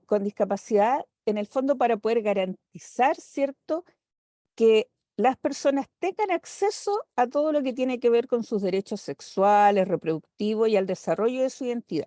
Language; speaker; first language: Spanish; native; Spanish